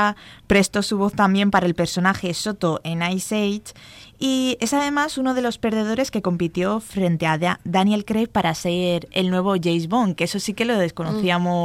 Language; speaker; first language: Spanish; native; Spanish